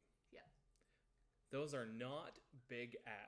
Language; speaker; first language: English; native; English